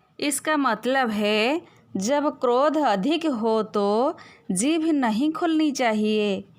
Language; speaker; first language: Hindi; non-native, local second language; Odia